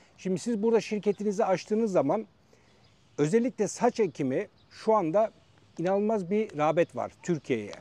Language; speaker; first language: Turkish; native; Turkish